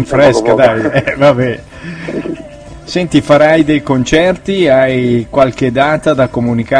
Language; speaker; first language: Italian; native; Italian